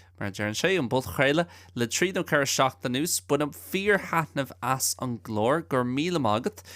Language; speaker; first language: Irish; non-native, local second language; English